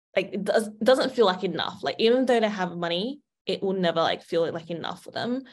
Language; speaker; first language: English; native; English